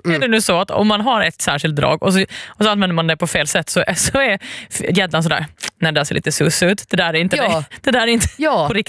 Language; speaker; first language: Swedish; native; Swedish